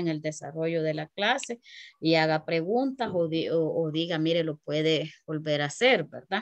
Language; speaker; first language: Spanish; native; Spanish